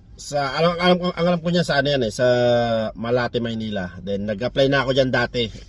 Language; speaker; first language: Filipino; native; Filipino